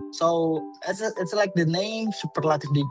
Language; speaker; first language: English; non-native, learner; Indonesian